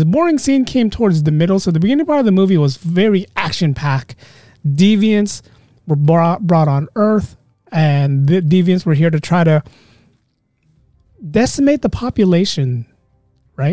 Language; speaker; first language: English; native; English